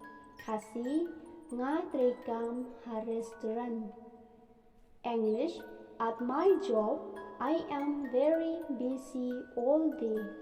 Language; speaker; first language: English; non-native, local second language; Khasi